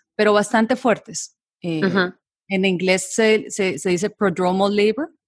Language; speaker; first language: Spanish; native; Spanish